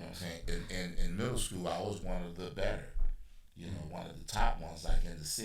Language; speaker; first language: English; native; English